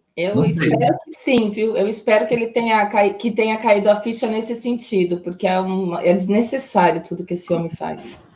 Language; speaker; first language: Portuguese; native; Portuguese